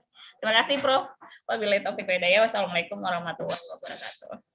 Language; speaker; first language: Indonesian; native; Indonesian